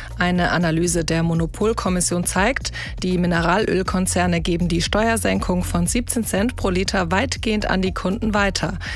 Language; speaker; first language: German; native; German